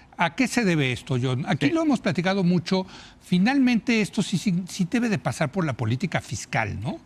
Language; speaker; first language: Spanish; native; Spanish